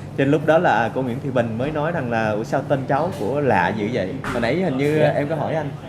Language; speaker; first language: Vietnamese; native; Vietnamese